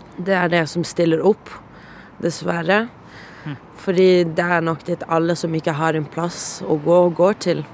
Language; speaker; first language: Norwegian; early bilingual, other home language; Portuguese